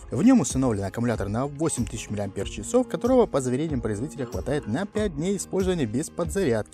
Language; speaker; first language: Russian; native; Russian